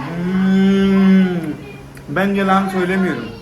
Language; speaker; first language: Turkish; non-native, learner; Urdu